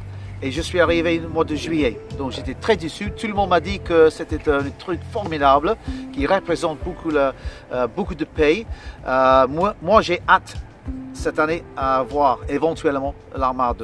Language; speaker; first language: French; non-native, fluent; English